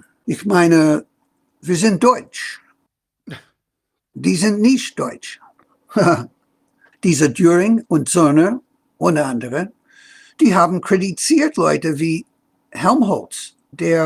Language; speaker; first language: German; non-native, fluent; English